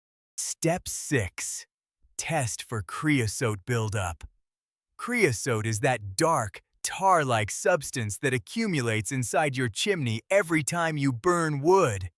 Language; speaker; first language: English; native; English